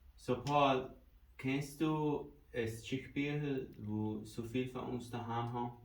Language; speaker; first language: German; early bilingual, other home language; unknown